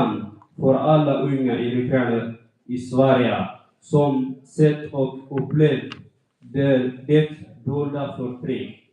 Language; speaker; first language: Swedish; non-native, fluent; Tigrinya